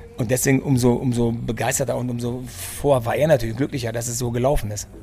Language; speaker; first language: German; early bilingual, other home language; Greek